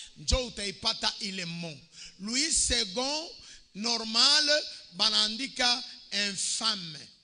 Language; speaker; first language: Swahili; native; Swahili